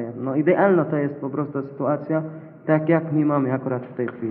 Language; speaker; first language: Polish; non-native, learner; Arabic